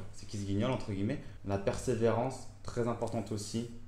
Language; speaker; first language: French; native; French